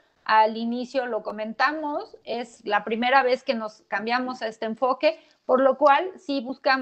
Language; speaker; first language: Spanish; native; Spanish